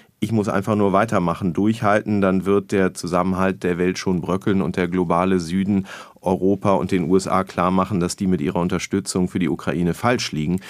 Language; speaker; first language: German; native; German